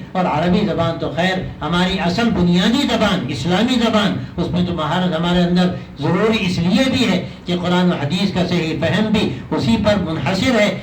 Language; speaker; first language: Urdu; native; Urdu